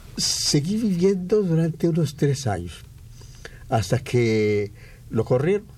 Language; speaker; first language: Spanish; native; Spanish